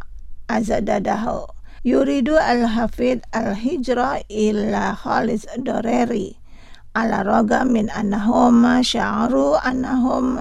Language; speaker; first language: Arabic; non-native, fluent; Indonesian